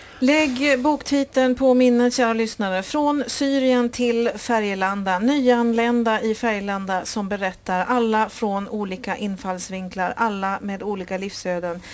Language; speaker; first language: Swedish; native; Swedish